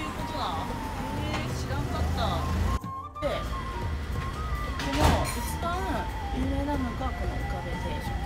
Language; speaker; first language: Japanese; native; Japanese